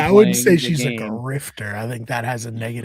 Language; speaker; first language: English; native; English